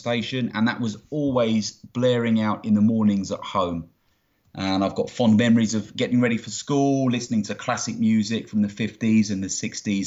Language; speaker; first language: English; native; English